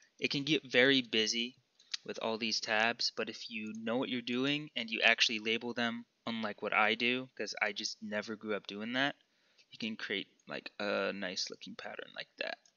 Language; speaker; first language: English; native; English